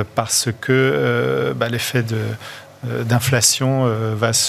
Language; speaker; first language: French; non-native, fluent; Portuguese